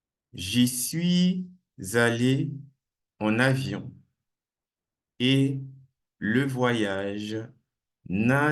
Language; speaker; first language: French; non-native, fluent; English